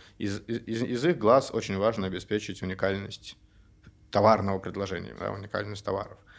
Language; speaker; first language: Russian; native; Russian